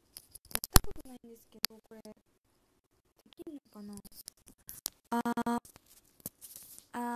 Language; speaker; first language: Japanese; native; Japanese